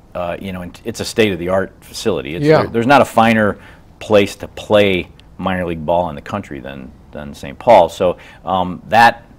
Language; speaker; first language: English; native; English